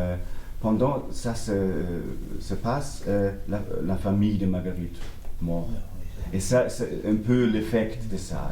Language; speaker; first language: French; non-native, learner; German